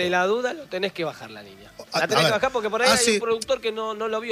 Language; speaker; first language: Spanish; native; Spanish